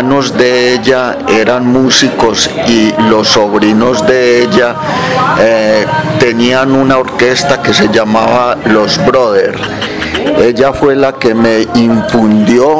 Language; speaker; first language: Spanish; native; Spanish